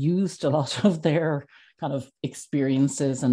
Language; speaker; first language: English; native; English